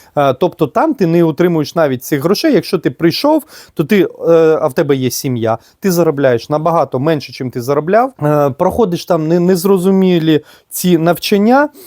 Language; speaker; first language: Ukrainian; non-native, local second language; Russian